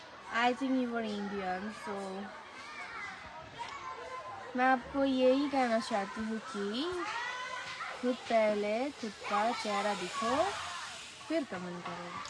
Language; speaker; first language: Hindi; non-native, learner; Bangla